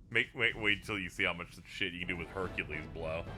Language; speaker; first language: English; native; English